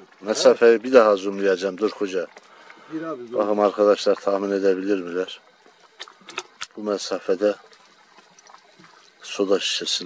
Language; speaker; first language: Turkish; native; Turkish